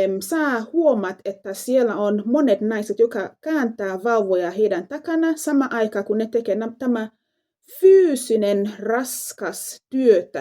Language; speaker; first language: Finnish; non-native, fluent; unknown